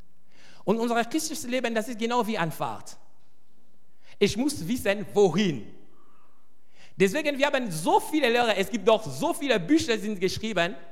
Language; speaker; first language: German; non-native, fluent; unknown